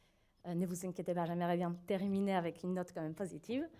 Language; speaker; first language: French; non-native, fluent; Polish